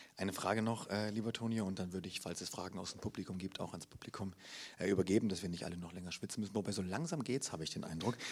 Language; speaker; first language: German; native; German